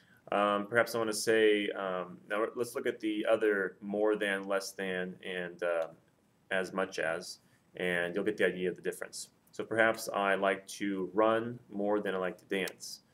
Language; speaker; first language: English; native; English